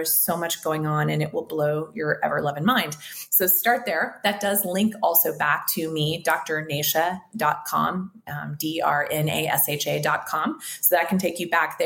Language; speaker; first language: English; native; English